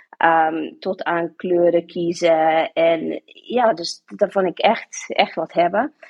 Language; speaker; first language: Dutch; non-native, local second language; English